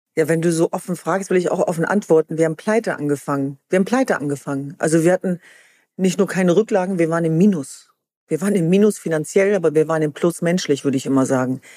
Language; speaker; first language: German; early bilingual, other home language; Kurdish